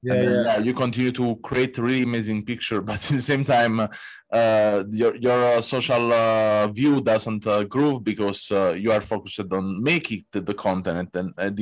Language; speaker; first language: English; non-native, learner; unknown